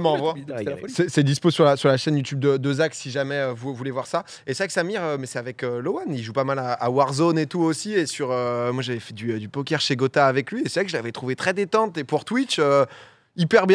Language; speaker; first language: French; native; French